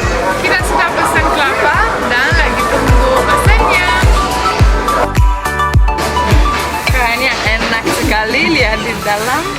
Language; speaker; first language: Indonesian; non-native, fluent; Romanian